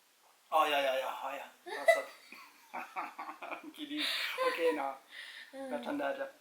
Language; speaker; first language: Indonesian; non-native, learner; French